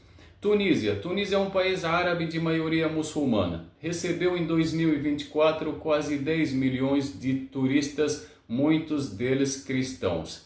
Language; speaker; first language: Portuguese; non-native, learner; Arabic